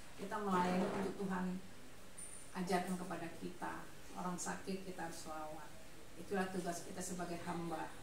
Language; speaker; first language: Indonesian; non-native, local second language; Minangkabau